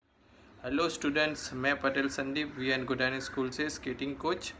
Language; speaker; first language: Hindi; native; Hindi